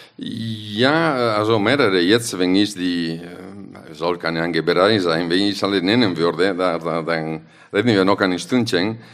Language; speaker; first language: German; non-native, fluent; Italian